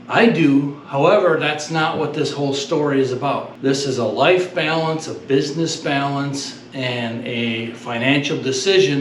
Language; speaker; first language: English; native; English